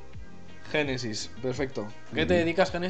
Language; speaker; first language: Spanish; native; Spanish